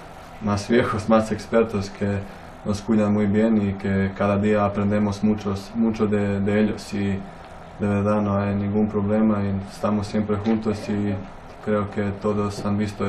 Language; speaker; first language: Spanish; non-native, fluent; Croatian